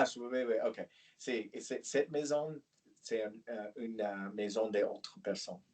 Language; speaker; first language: French; non-native, learner; English